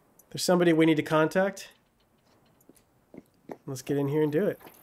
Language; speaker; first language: English; native; English